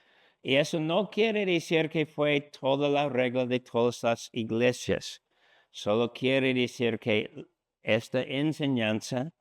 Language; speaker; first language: Spanish; non-native, fluent; English